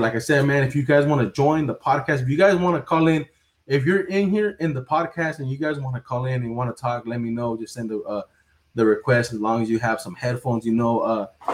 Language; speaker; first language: English; early bilingual, other home language; Spanish